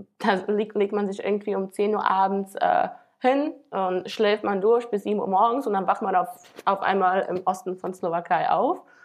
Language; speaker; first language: German; non-native, fluent; Slovak